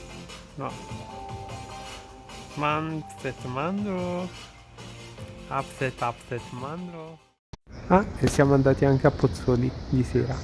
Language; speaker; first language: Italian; non-native, learner; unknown